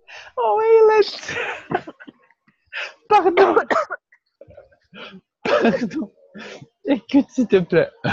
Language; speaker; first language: French; non-native, fluent; Portuguese